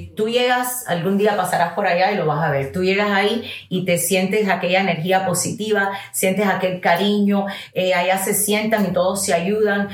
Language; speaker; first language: Spanish; early bilingual, heritage; English